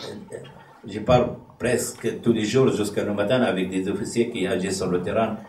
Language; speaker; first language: French; non-native, fluent; Arabic